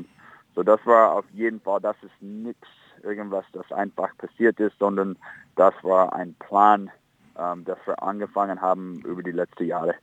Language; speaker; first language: German; non-native, fluent; English